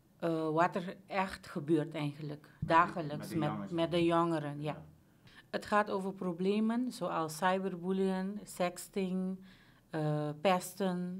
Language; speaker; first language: Dutch; non-native, local second language; Papiamento